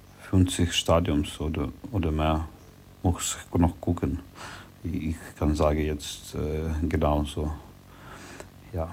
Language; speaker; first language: German; non-native, learner; Ukrainian